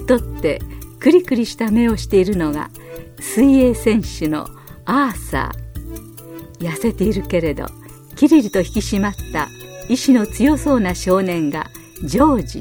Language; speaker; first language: Japanese; native; Japanese